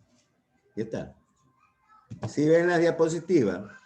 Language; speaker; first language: Spanish; native; Spanish